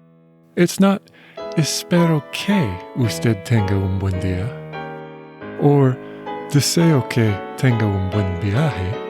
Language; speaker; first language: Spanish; non-native, fluent; English